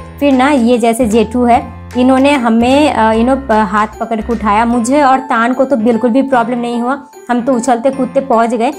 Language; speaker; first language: Hindi; non-native, local second language; Bangla